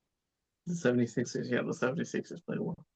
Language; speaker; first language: English; native; English